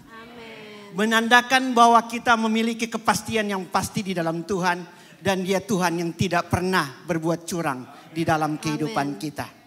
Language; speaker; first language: Indonesian; native; Indonesian